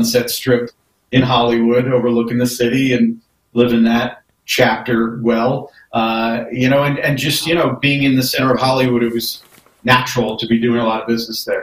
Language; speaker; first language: English; native; English